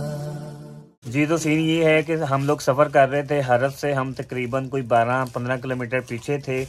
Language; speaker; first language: Urdu; non-native, local second language; Punjabi